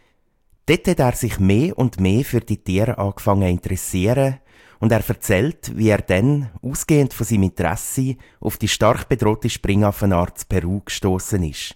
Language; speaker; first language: German; native; German